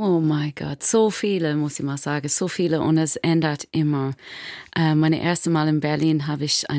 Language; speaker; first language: German; non-native, learner; English